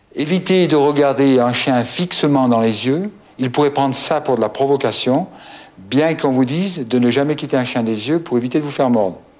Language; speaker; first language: French; native; French